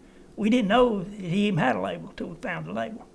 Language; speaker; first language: English; native; English